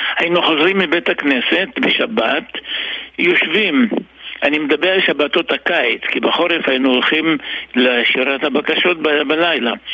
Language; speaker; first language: Hebrew; early bilingual, other home language; Arabic